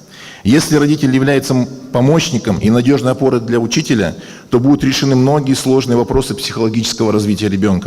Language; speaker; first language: Russian; native; Russian